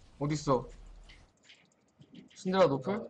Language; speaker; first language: Korean; native; Korean